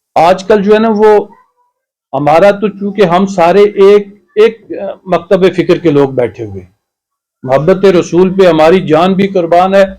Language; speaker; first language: Urdu; non-native, local second language; Pahari-Potwari